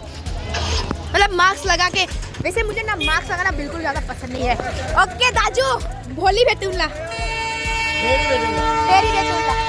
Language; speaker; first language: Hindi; non-native, local second language; Bangla